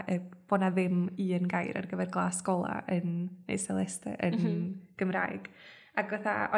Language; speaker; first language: Welsh; native; Welsh